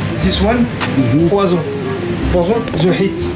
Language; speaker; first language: English; non-native, learner; French